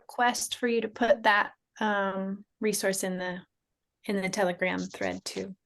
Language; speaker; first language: English; native; English